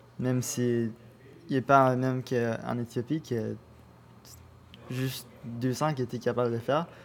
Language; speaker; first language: French; non-native, learner; Spanish